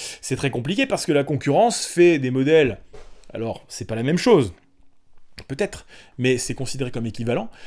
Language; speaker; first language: French; native; French